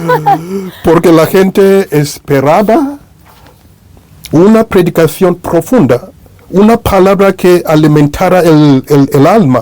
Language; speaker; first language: Spanish; non-native, fluent; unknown